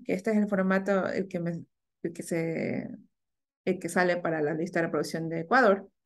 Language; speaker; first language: Spanish; native; Spanish